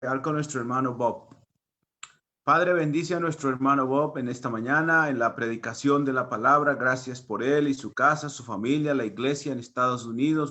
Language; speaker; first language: Spanish; native; Spanish